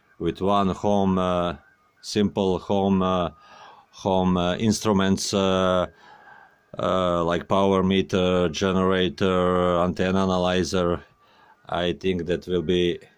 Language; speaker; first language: English; non-native, learner; Croatian